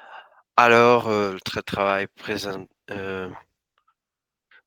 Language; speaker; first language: French; non-native, fluent; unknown